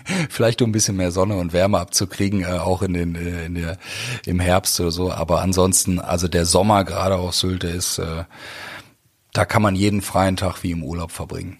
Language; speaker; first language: German; native; German